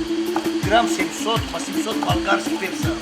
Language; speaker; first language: Russian; non-native, fluent; Tajik